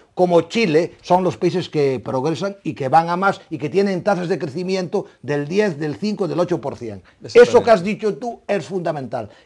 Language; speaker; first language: Spanish; native; Spanish